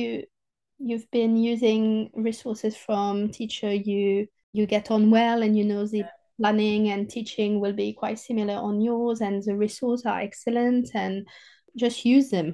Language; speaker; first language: English; non-native, fluent; French